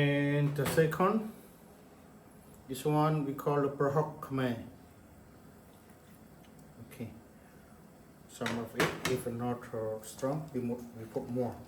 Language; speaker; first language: English; non-native, learner; Khmer